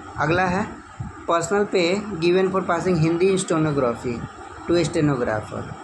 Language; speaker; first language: Hindi; native; Hindi